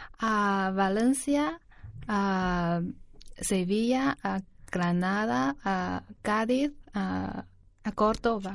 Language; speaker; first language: Spanish; non-native, learner; Chinese